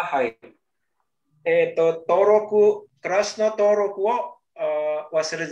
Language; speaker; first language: Japanese; non-native, learner; Indonesian